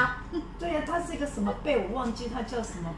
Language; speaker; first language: Chinese; native; Chinese